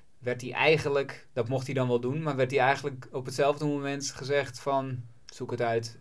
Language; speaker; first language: Dutch; native; Dutch